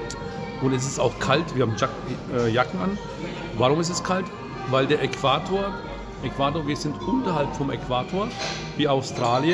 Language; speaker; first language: German; early bilingual, other home language; Turkish